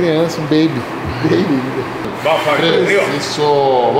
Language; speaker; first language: Portuguese; native; Portuguese